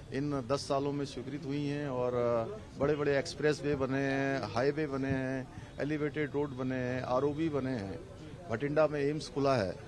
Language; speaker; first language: Hindi; native; Hindi